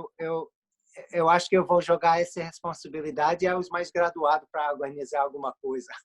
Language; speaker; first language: Portuguese; non-native, fluent; English